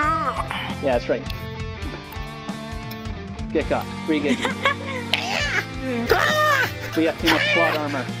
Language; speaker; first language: English; native; English